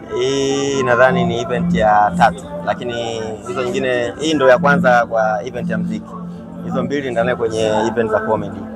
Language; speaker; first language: Swahili; native; Swahili